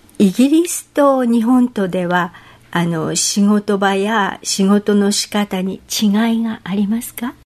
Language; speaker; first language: Japanese; native; Japanese